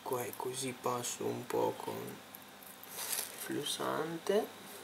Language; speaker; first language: Italian; non-native, fluent; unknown